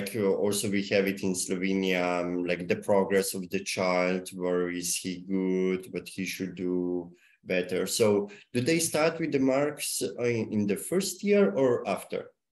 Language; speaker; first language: English; non-native, fluent; Slovenian